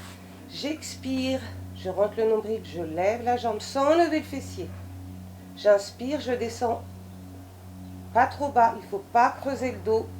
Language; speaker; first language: French; native; French